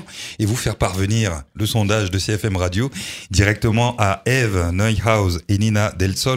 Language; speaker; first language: French; native; French